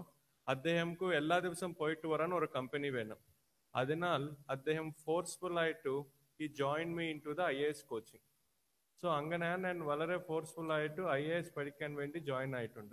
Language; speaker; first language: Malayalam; non-native, learner; Telugu